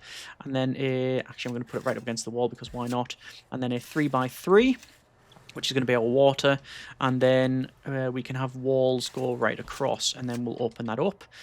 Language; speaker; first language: English; native; English